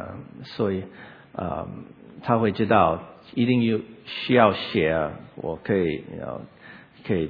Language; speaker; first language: Chinese; non-native, learner; English